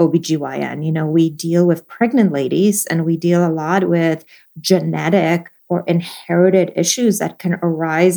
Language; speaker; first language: English; non-native, fluent; Polish